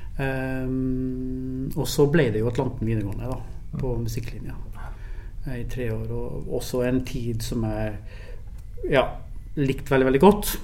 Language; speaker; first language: Norwegian; early bilingual, other home language; English